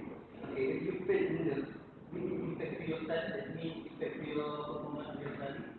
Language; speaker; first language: English; non-native, local second language; Malay